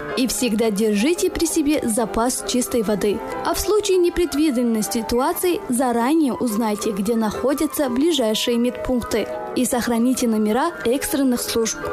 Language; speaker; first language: Russian; non-native, local second language; Tajik